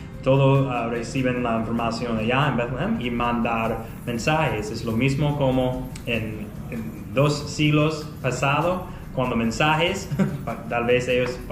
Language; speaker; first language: Spanish; non-native, fluent; English